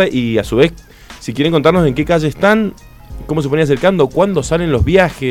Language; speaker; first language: Spanish; native; Spanish